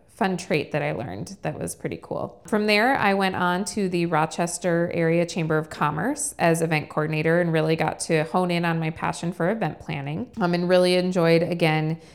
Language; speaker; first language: English; native; English